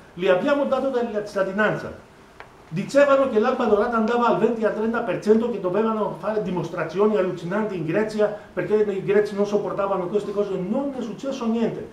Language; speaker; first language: Italian; non-native, fluent; Greek